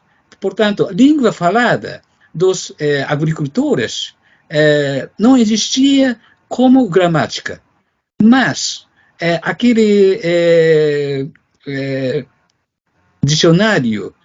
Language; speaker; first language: Portuguese; non-native, fluent; Japanese